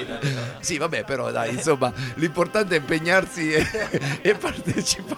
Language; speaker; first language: Italian; native; Italian